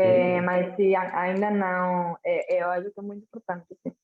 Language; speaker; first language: Portuguese; non-native, fluent; Catalan